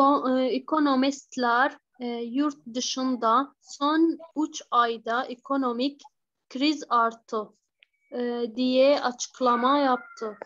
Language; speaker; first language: Turkish; non-native, learner; Arabic